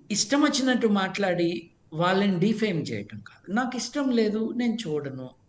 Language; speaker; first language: Telugu; native; Telugu